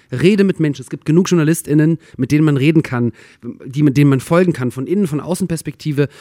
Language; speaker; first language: German; early bilingual, other home language; Russian